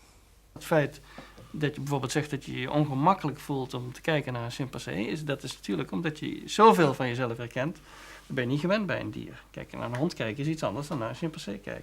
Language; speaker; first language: Dutch; native; Dutch